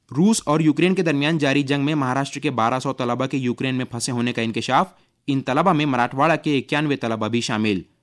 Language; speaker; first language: Urdu; native; Urdu